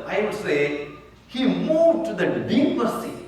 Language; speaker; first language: English; non-native, local second language; Malayalam